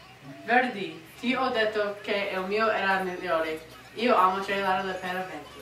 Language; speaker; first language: Italian; non-native, learner; English